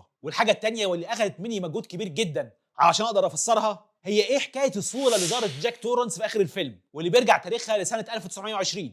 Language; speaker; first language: Arabic; native; Arabic